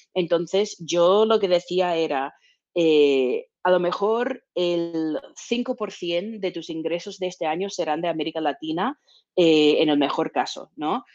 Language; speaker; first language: Spanish; non-native, fluent; English